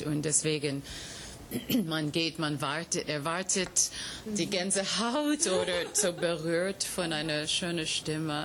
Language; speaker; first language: German; non-native, fluent; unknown